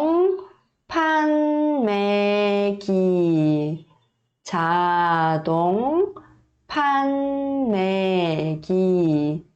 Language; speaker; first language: Korean; early bilingual, heritage; Korean